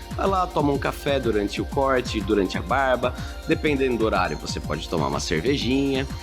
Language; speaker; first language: Portuguese; native; Portuguese